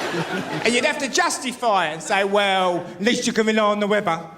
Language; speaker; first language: English; native; English